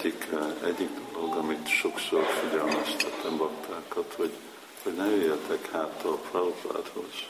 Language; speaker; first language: Hungarian; non-native, fluent; English